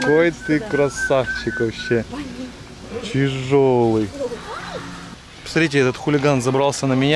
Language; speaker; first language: Russian; native; Russian